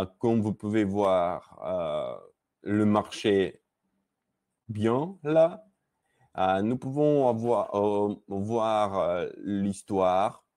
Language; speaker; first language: French; non-native, learner; Russian